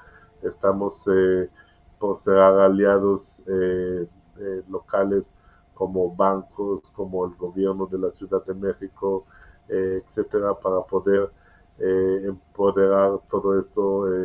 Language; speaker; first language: Spanish; non-native, learner; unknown